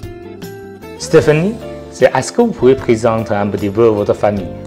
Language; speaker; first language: French; non-native, fluent; Chinese